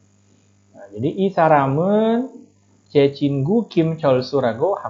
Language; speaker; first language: Korean; non-native, fluent; Indonesian